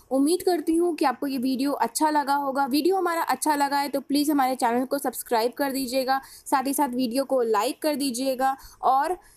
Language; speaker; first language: Hindi; native; Hindi